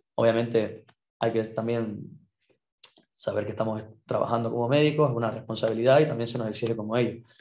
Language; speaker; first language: Spanish; native; Spanish